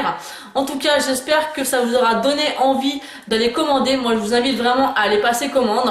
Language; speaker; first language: French; native; French